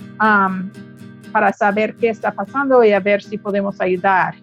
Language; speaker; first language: Spanish; non-native, fluent; English